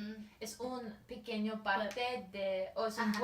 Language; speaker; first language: Spanish; non-native, learner; English